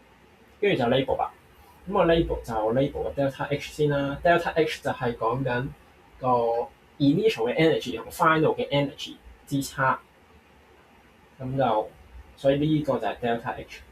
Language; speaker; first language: Cantonese; native; Cantonese